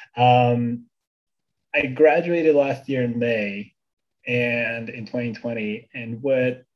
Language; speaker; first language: English; early bilingual, other home language; Bulgarian